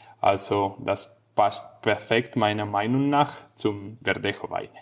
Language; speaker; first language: German; non-native, fluent; Spanish